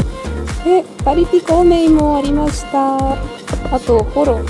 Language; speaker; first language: Japanese; non-native, fluent; Russian